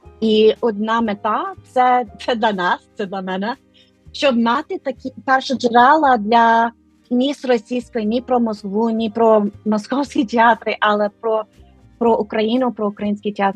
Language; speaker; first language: Ukrainian; non-native, fluent; English